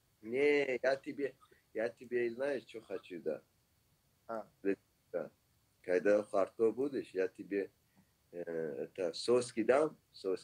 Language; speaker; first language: Russian; non-native, learner; Persian